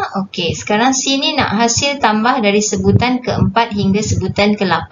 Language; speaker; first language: Malay; native; Malay